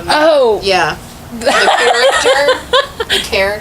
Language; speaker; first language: English; native; English